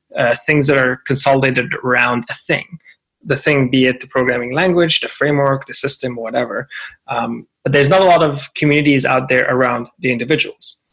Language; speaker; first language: English; non-native, fluent; Arabic